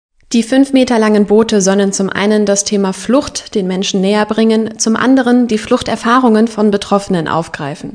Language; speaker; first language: German; native; German